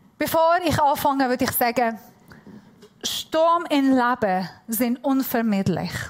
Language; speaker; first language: German; non-native, fluent; Persian